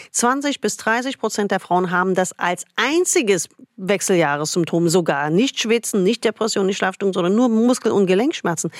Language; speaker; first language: German; non-native, fluent; English